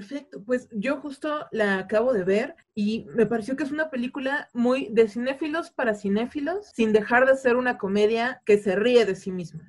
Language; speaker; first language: Spanish; native; Spanish